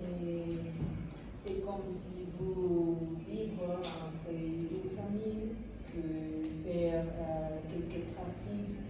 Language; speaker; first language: French; non-native, learner; Spanish